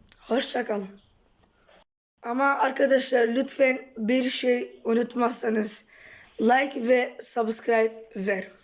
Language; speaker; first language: Turkish; non-native, learner; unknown